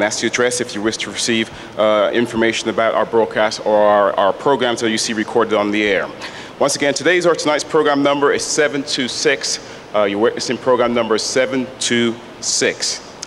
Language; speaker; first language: English; native; English